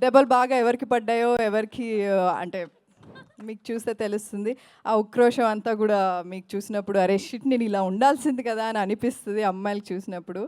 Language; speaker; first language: Telugu; native; Telugu